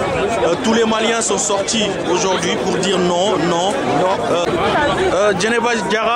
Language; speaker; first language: French; non-native, local second language; Soninke